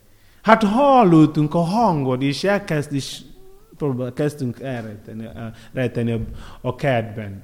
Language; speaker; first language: Hungarian; non-native, learner; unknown